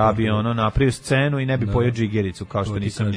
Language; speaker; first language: Serbian; native; Serbian